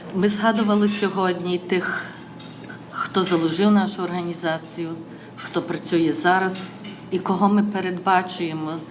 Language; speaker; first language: Ukrainian; early bilingual, other home language; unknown